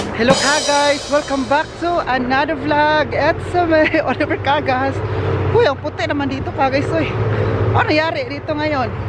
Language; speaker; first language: Filipino; non-native, local second language; Cebuano